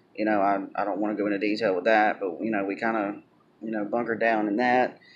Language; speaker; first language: English; native; English